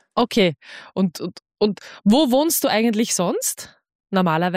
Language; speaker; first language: German; native; German